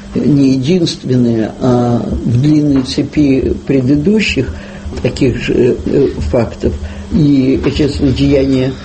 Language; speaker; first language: Russian; native; Russian